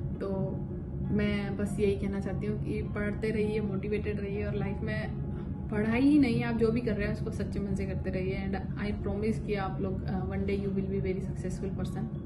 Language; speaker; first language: Hindi; native; Hindi